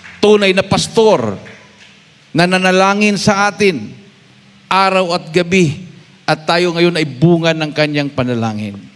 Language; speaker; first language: Filipino; non-native, local second language; Cebuano